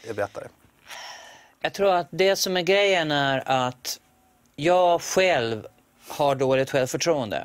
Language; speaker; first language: Swedish; native; Swedish